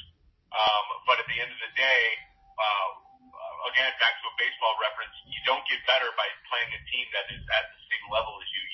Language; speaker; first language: English; native; English